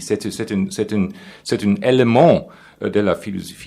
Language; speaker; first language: French; non-native, fluent; German